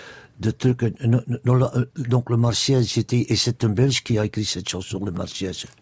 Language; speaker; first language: French; non-native, local second language; Dutch